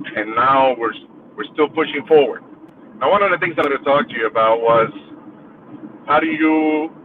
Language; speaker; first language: English; early bilingual, other home language; Spanish